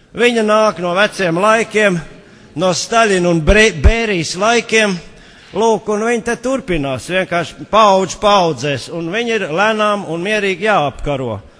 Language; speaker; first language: Latvian; native; Latvian